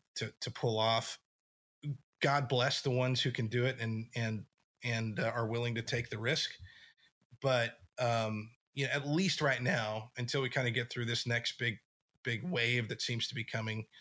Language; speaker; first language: English; native; English